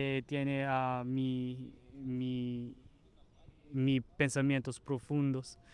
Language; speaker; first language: Spanish; non-native, learner; Chavacano